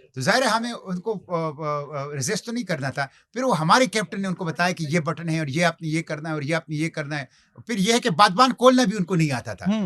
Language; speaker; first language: Urdu; non-native, local second language; Pashto